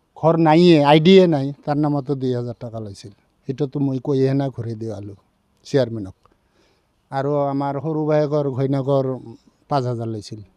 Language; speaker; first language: Assamese; non-native, local second language; Bangla